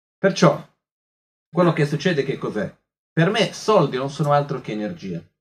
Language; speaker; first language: Italian; non-native, fluent; Portuguese